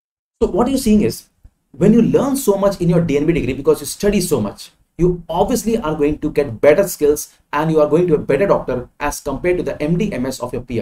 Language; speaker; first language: English; non-native, local second language; Hindi